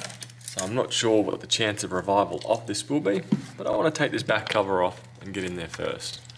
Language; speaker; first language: English; native; English